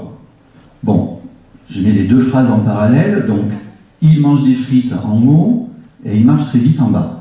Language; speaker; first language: French; native; French